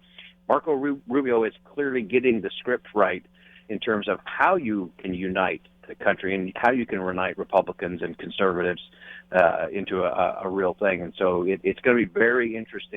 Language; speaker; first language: English; native; English